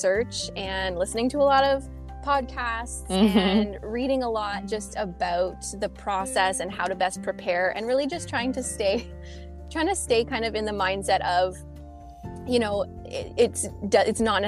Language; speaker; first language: English; native; English